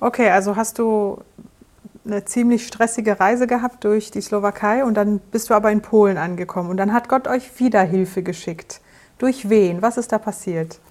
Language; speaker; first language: German; native; German